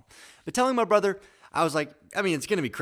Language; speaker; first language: English; native; English